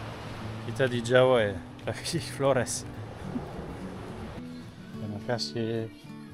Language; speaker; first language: Indonesian; non-native, learner; French